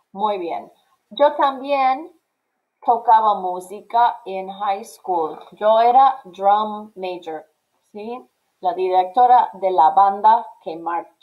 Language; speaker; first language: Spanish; non-native, fluent; English